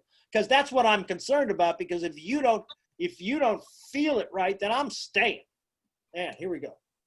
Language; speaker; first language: English; native; English